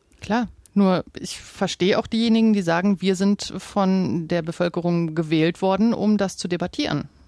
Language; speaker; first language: German; native; German